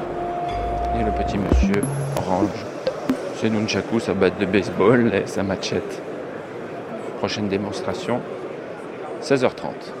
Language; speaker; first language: French; native; French